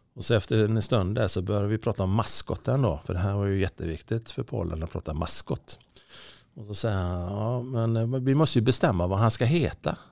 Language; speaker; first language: Swedish; native; Swedish